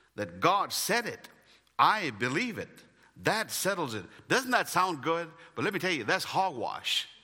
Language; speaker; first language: English; non-native, local second language; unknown